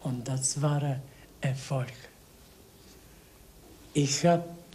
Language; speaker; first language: German; non-native, learner; Bulgarian